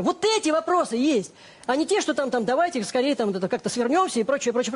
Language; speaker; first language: Russian; native; Russian